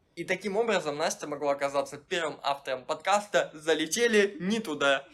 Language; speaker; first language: Russian; native; Russian